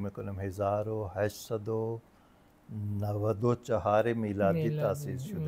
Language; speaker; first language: Persian; non-native, fluent; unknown